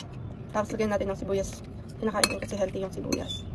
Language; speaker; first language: Filipino; native; Filipino